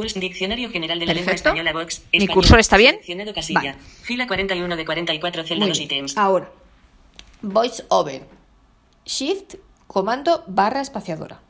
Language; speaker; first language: Spanish; native; Spanish